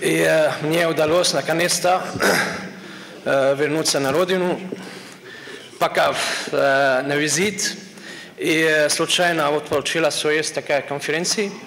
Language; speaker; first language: Russian; non-native, fluent; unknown